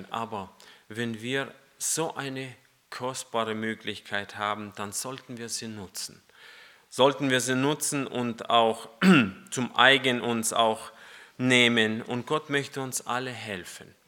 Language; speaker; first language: German; non-native, fluent; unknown